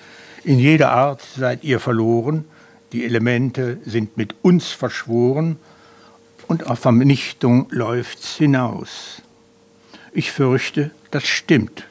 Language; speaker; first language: German; native; German